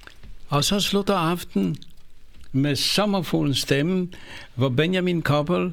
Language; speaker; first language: Danish; non-native, fluent; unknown